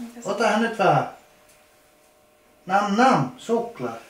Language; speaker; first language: Finnish; non-native, local second language; Swedish